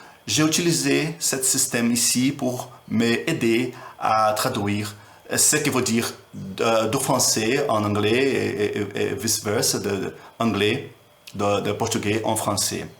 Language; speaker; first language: French; non-native, learner; Portuguese